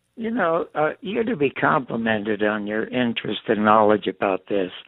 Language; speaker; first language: English; native; English